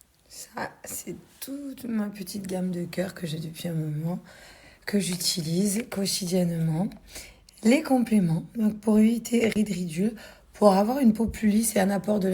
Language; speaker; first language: French; native; French